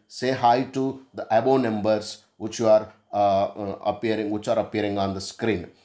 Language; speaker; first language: English; non-native, local second language; Telugu